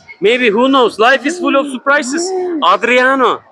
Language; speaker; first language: English; non-native, learner; Turkish